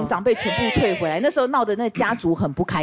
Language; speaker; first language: Chinese; native; Chinese